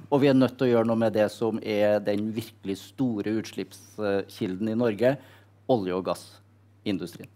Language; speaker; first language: Norwegian; native; Norwegian